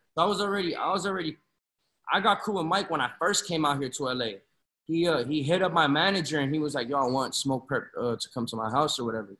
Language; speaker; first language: English; native; English